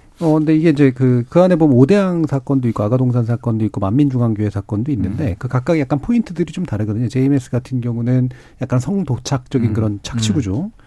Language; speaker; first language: Korean; native; Korean